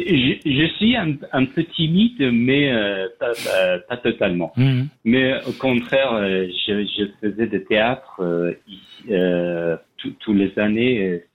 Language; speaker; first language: French; non-native, learner; Persian